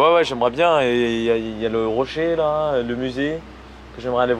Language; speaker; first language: French; native; French